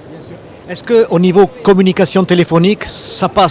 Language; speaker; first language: French; native; French